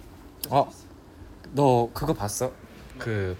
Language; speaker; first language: Korean; native; Korean